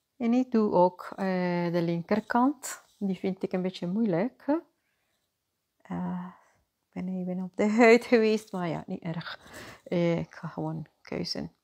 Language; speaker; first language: Dutch; non-native, fluent; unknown